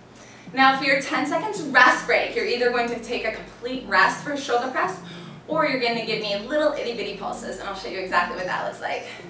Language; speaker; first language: English; native; English